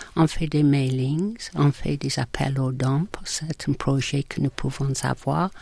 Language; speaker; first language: French; non-native, fluent; English